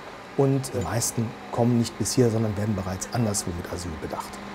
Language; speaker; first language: German; native; German